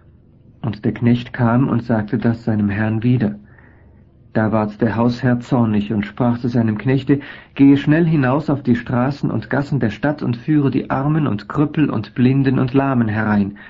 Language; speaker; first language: German; native; German